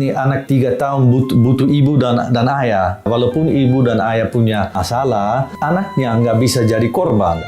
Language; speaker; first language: Indonesian; non-native, fluent; Dutch